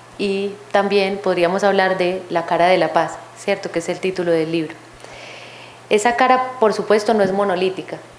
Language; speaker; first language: Spanish; native; Spanish